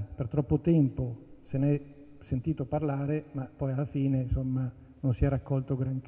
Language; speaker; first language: Italian; native; Italian